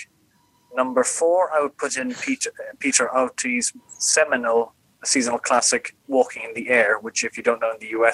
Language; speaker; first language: English; native; English